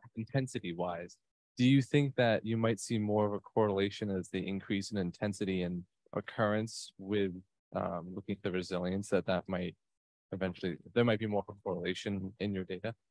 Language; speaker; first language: English; early bilingual, other home language; Portuguese